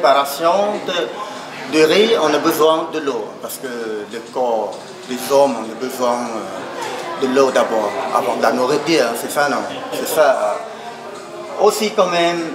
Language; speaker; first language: French; non-native, learner; Khmer